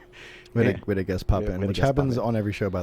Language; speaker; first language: English; native; English